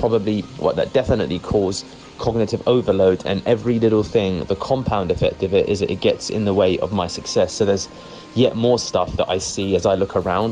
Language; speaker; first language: English; native; English